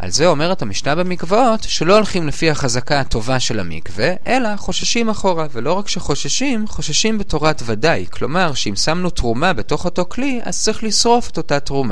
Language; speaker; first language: Hebrew; native; Hebrew